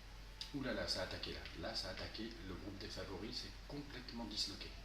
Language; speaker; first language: French; native; French